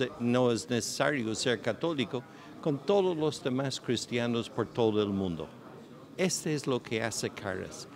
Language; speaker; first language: Spanish; non-native, fluent; English